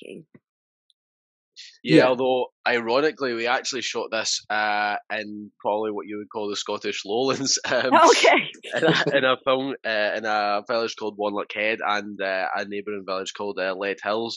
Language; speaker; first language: English; native; English